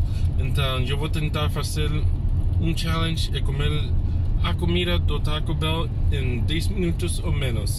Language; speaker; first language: Portuguese; non-native, learner; English